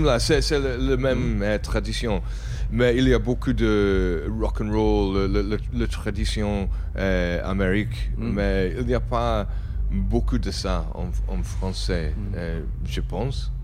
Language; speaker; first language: French; non-native, learner; English